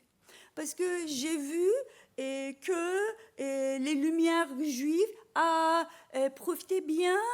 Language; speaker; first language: French; non-native, learner; Turkish